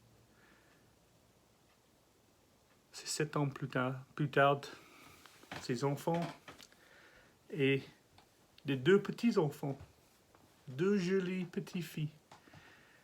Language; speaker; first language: French; non-native, learner; English